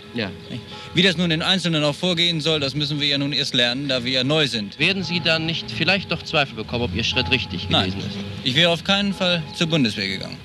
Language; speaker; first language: German; native; German